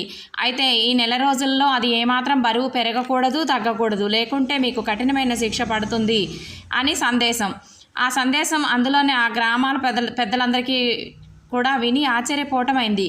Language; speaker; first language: Telugu; native; Telugu